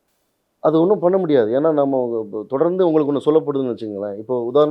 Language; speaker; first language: Tamil; native; Tamil